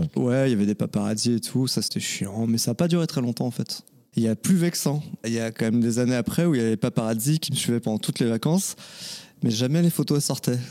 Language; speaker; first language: French; native; French